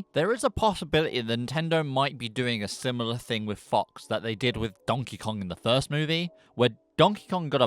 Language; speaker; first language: English; native; English